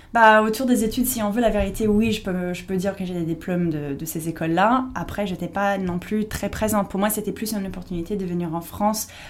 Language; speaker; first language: French; non-native, fluent; English